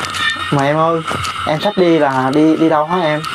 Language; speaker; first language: Vietnamese; native; Vietnamese